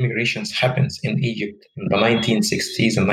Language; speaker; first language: English; non-native, fluent; Arabic